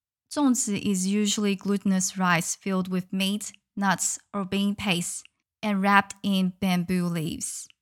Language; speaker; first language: English; non-native, fluent; Chinese